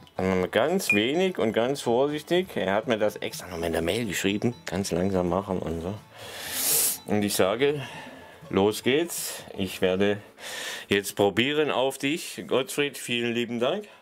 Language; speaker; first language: German; native; German